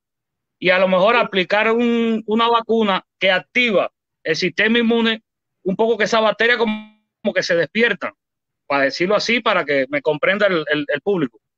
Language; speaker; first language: Spanish; native; Spanish